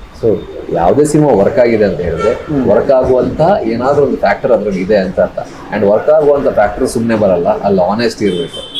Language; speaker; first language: Kannada; non-native, local second language; Tulu